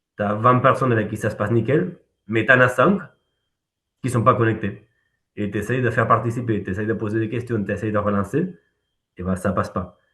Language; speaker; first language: French; non-native, fluent; Spanish